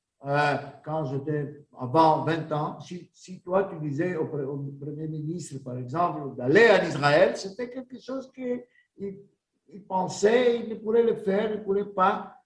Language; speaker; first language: French; non-native, learner; Greek